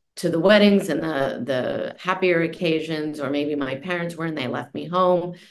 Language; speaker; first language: English; native; English